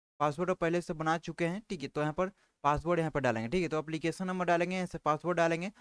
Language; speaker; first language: Hindi; native; Hindi